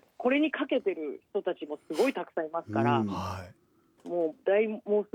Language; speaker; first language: Japanese; native; Japanese